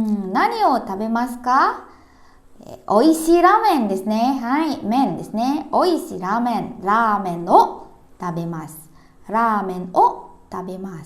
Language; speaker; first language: Japanese; non-native, fluent; Indonesian